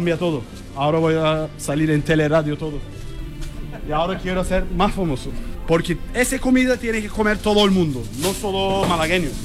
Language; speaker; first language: Spanish; non-native, learner; Turkish